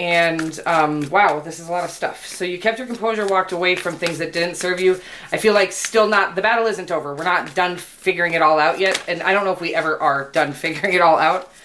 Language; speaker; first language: English; native; English